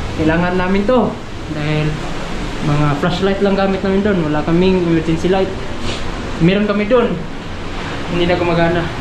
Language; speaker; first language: Filipino; non-native, local second language; Cebuano